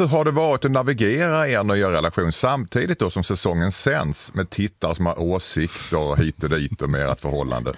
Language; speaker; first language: Swedish; native; Swedish